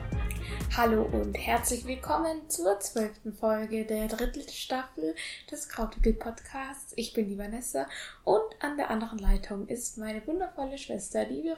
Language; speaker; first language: German; native; German